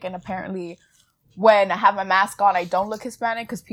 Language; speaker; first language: English; early bilingual, other home language; Spanish